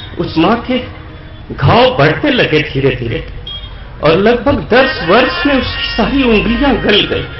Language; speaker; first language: Hindi; native; Hindi